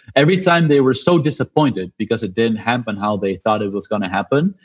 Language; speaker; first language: English; non-native, fluent; Dutch